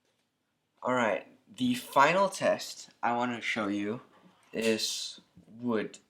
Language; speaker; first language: English; native; English